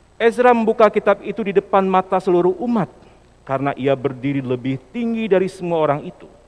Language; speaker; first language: Indonesian; native; Indonesian